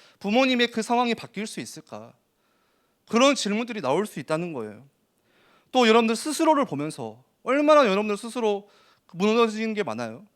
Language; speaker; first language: Korean; native; Korean